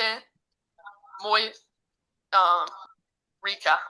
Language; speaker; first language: Spanish; non-native, learner; English